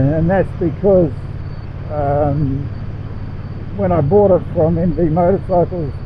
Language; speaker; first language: English; native; English